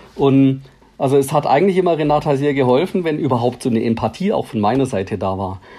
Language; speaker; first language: German; native; German